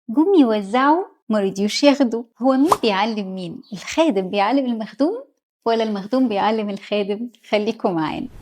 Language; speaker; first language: Arabic; native; Arabic